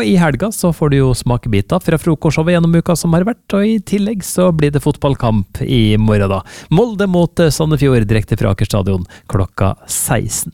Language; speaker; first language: Norwegian; native; Norwegian